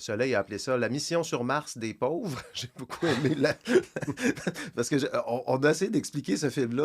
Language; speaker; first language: French; native; French